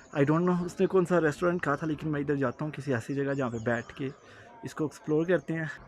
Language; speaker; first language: Urdu; non-native, local second language; Punjabi